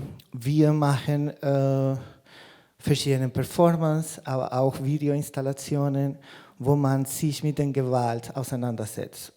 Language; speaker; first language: German; non-native, fluent; Spanish